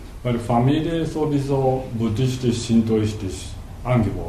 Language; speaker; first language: German; non-native, learner; Japanese